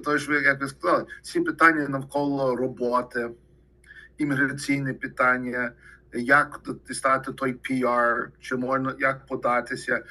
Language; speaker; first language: Ukrainian; early bilingual, heritage; Ukrainian